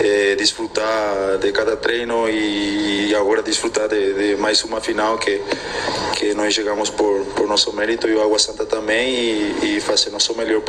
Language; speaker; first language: Portuguese; non-native, fluent; Spanish